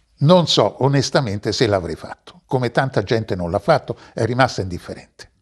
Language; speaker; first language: Italian; native; Italian